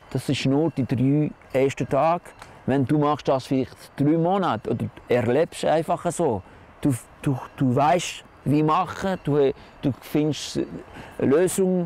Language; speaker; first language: German; non-native, local second language; French